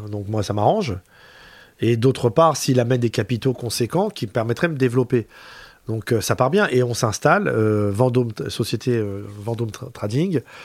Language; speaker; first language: French; native; French